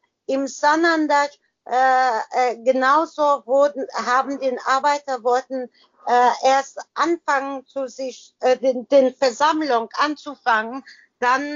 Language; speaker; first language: German; non-native, learner; Persian